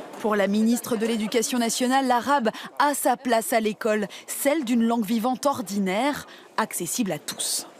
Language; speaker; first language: French; native; French